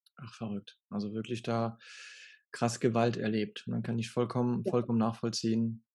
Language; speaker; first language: German; early bilingual, other home language; French